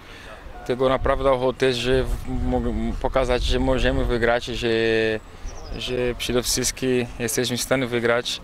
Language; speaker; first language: Polish; non-native, learner; Portuguese